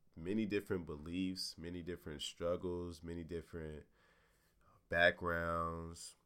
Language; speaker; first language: English; native; English